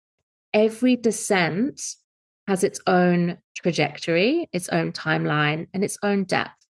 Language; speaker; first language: English; native; English